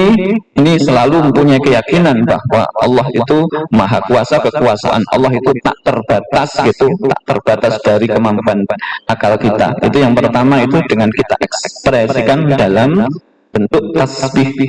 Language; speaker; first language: Indonesian; non-native, local second language; Javanese